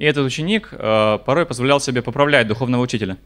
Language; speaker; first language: Russian; native; Russian